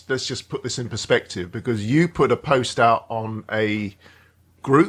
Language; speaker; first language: English; native; English